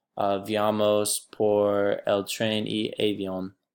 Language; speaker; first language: Spanish; non-native, learner; English